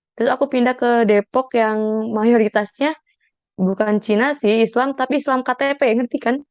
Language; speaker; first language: Indonesian; native; Indonesian